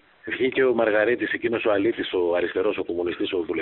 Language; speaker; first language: Greek; native; Greek